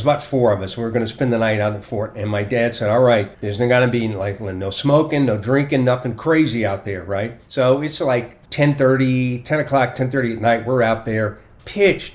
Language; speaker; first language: English; native; English